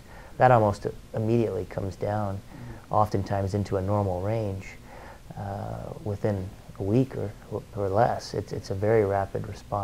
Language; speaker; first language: English; native; English